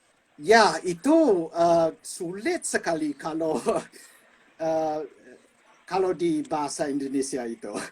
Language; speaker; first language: Indonesian; non-native, fluent; English